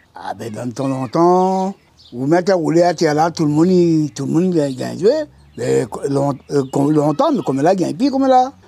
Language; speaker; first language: French; non-native, local second language; Réunion Creole French